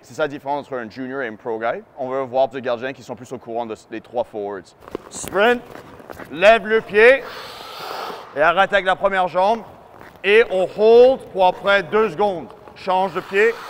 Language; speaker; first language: French; native; French